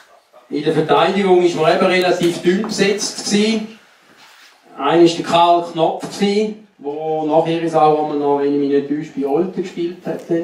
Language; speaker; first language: German; native; German